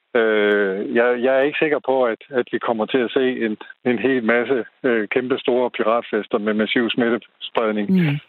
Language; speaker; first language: Danish; native; Danish